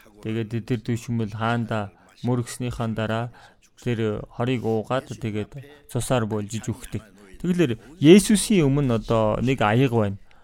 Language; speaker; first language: Mongolian; non-native, fluent; Korean